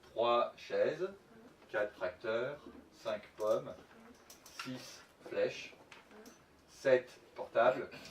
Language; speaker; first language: French; native; French